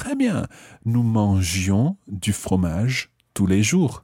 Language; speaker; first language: French; non-native, fluent; English